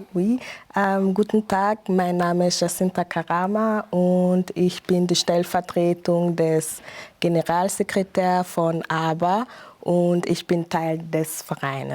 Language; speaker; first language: German; non-native, fluent; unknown